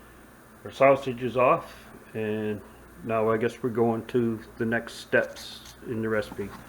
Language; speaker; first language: English; native; English